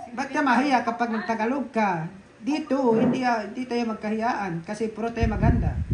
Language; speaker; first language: Filipino; native; Filipino